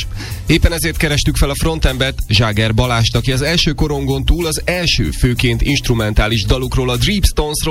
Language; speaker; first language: Hungarian; native; Hungarian